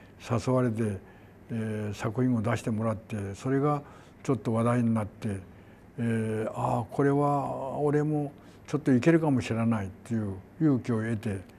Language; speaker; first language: Japanese; non-native, fluent; Korean